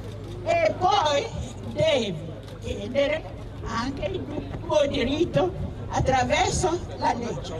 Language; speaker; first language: Italian; non-native, fluent; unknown